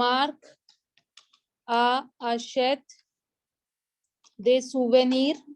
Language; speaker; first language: French; non-native, fluent; Hindi